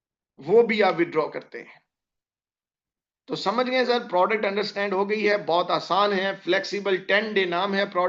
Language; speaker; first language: Hindi; native; Hindi